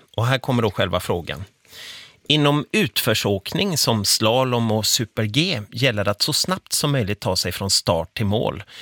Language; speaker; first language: Swedish; native; Swedish